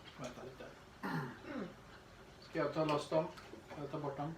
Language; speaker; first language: Swedish; non-native, learner; Thai